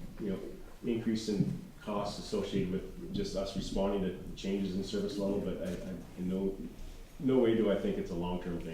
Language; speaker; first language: English; native; English